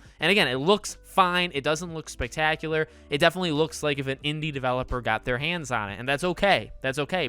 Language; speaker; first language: English; native; English